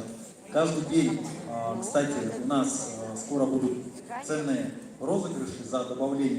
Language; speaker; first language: Russian; native; Russian